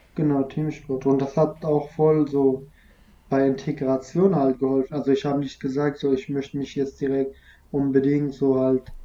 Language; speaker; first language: German; non-native, fluent; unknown